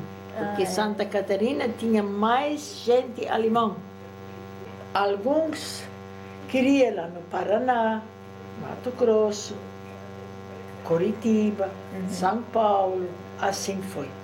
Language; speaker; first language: Portuguese; early bilingual, other home language; German